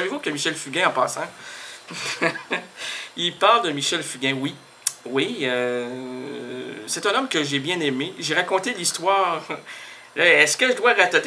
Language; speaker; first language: French; native; French